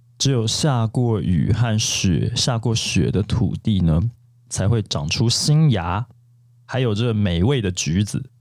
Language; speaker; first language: Chinese; native; Chinese